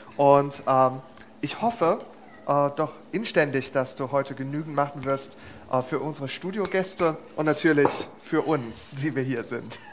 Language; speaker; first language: German; native; German